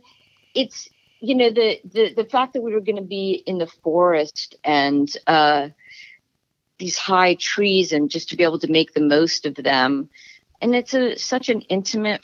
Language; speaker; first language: English; native; English